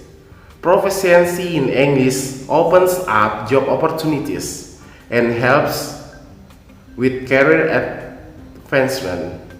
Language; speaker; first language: English; non-native, fluent; Indonesian